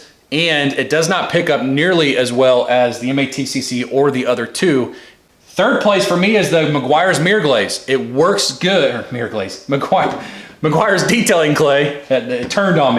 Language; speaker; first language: English; native; English